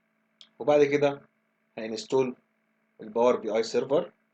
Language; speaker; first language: Arabic; native; Arabic